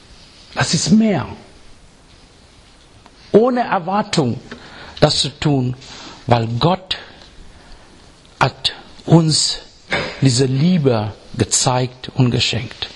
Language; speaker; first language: German; non-native, fluent; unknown